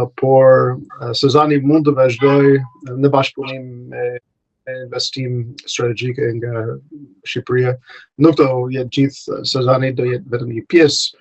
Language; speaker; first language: Albanian; non-native, fluent; English